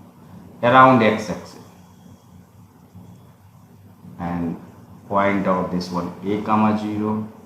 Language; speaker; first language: English; non-native, local second language; Hindi